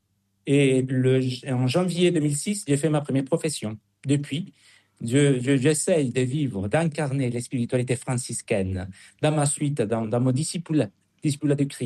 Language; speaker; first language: French; non-native, fluent; Spanish